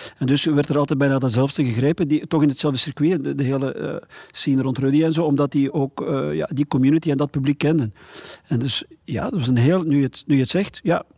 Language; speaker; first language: Dutch; native; Dutch